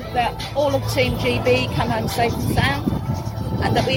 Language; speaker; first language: English; native; English